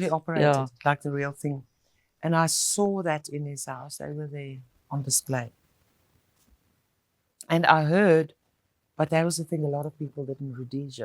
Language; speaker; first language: English; non-native, local second language; Afrikaans